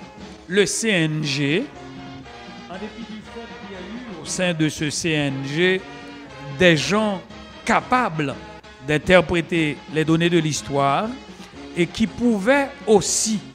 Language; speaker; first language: French; non-native, local second language; Haitian Creole